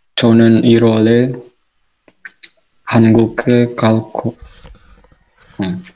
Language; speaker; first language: Korean; non-native, learner; Indonesian